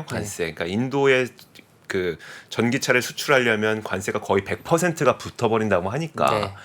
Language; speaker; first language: Korean; native; Korean